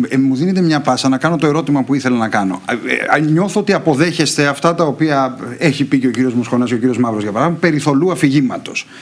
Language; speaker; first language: Greek; native; Greek